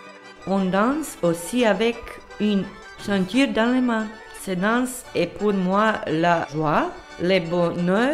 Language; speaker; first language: French; non-native, learner; Serbian